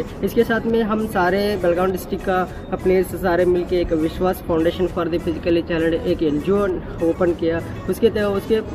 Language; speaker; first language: Hindi; non-native, local second language; Kannada